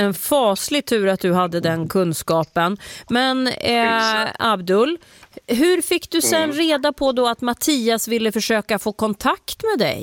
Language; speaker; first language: Swedish; native; Swedish